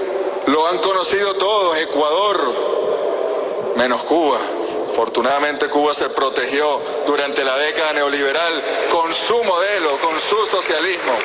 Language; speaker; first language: Spanish; native; Spanish